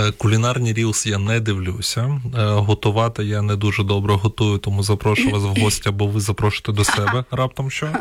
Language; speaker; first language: Ukrainian; non-native, local second language; Russian